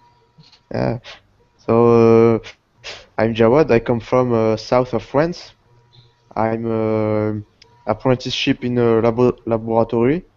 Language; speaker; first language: English; non-native, learner; Portuguese